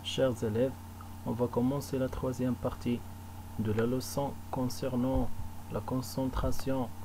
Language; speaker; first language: French; non-native, local second language; Arabic